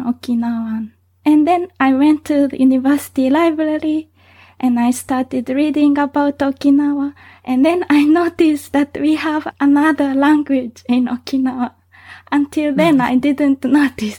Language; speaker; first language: English; non-native, fluent; Japanese